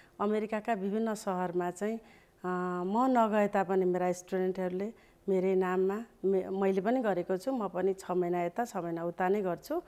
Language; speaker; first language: Nepali; native; Nepali